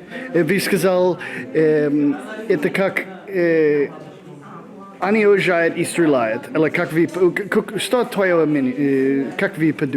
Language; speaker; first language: Russian; non-native, learner; English